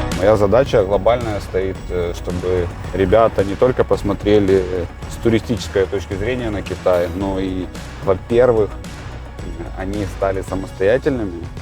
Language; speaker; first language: Russian; native; Russian